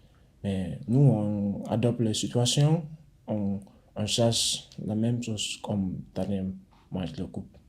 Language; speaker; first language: French; non-native, learner; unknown